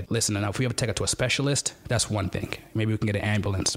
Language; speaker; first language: English; non-native, local second language; Ganda